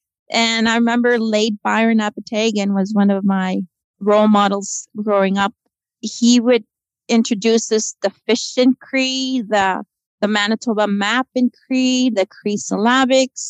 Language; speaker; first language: English; native; English